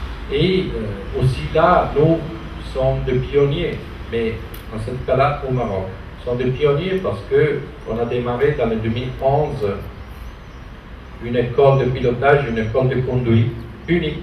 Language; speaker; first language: French; non-native, fluent; Italian